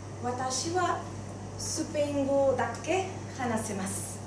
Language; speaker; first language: Japanese; non-native, learner; Spanish